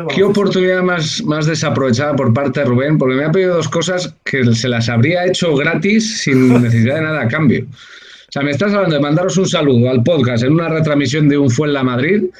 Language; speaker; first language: Spanish; native; Spanish